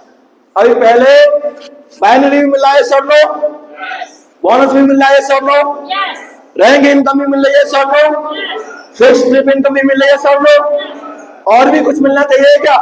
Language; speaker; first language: Hindi; native; Hindi